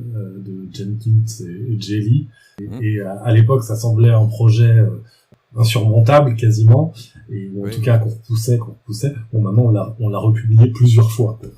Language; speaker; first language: French; native; French